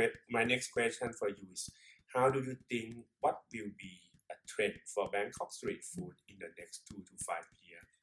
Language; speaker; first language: English; non-native, fluent; Thai